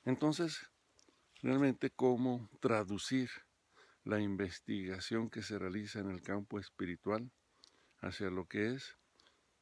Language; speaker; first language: Spanish; native; Spanish